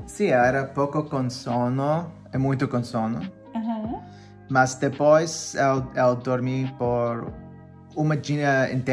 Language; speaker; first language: Portuguese; non-native, learner; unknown